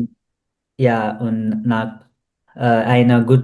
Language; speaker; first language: German; non-native, learner; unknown